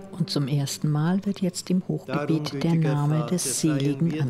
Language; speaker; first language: German; native; German